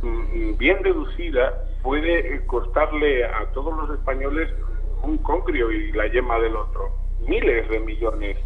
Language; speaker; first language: Spanish; native; Spanish